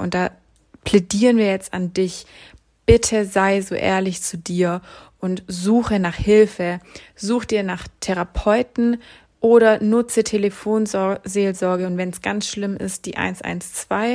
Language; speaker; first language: German; native; German